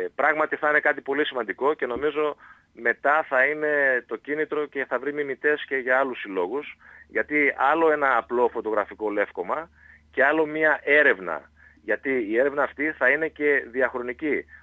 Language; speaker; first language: Greek; native; Greek